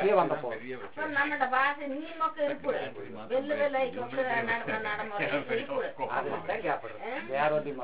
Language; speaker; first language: Tamil; non-native, local second language; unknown